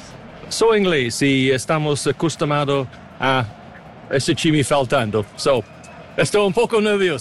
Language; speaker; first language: Portuguese; non-native, learner; English